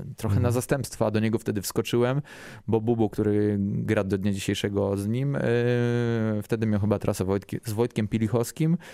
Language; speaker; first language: Polish; native; Polish